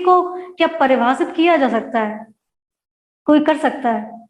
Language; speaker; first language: Hindi; native; Hindi